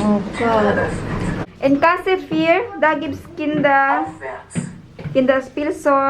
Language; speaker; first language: German; non-native, learner; Cebuano